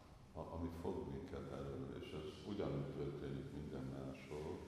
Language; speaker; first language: Hungarian; non-native, fluent; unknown